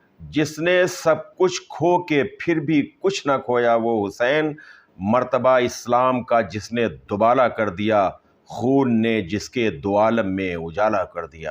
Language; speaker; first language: Urdu; native; Urdu